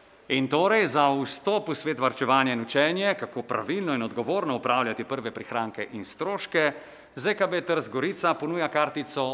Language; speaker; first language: Slovenian; native; Slovenian